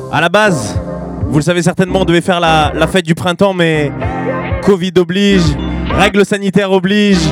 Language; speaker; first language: French; native; French